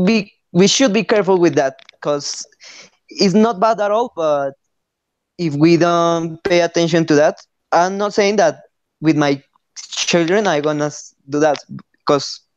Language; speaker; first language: English; non-native, learner; Spanish